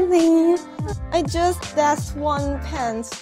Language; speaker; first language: English; non-native, learner; Chinese